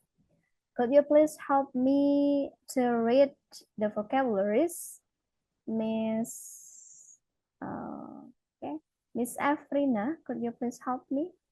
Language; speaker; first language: English; non-native, fluent; Indonesian